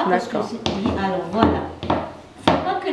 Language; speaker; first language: French; non-native, fluent; Nepali